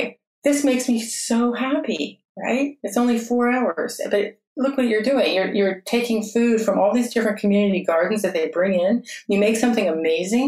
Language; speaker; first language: English; native; English